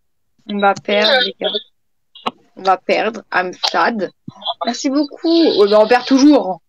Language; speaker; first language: French; native; French